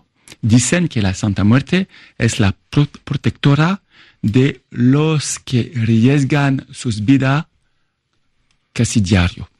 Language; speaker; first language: Spanish; non-native, fluent; French